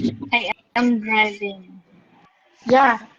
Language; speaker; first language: English; non-native, local second language; Filipino